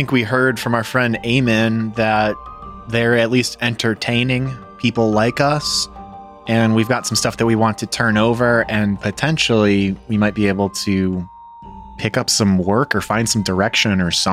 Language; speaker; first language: English; native; English